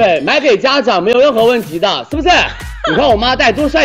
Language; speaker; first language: Chinese; native; Chinese